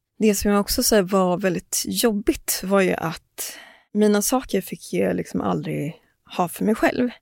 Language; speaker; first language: Swedish; early bilingual, other home language; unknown